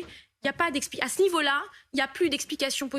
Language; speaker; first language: French; native; French